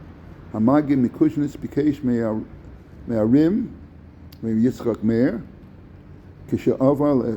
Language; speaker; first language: Hebrew; non-native, fluent; English